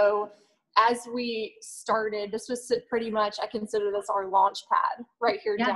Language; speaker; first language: English; native; English